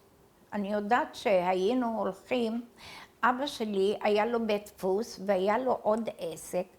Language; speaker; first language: Hebrew; early bilingual, other home language; Arabic